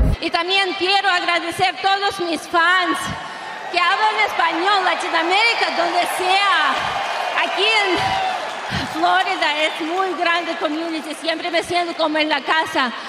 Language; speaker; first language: Spanish; non-native, learner; Russian